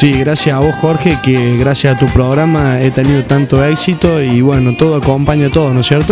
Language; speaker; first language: Spanish; native; Spanish